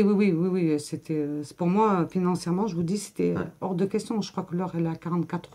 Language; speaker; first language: French; native; French